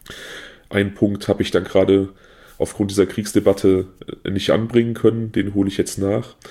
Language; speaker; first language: German; native; German